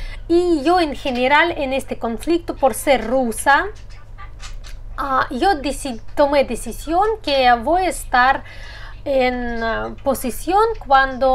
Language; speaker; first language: Spanish; non-native, fluent; Russian